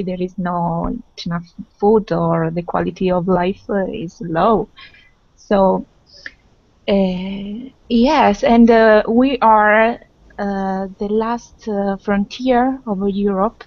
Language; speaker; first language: English; non-native, fluent; Italian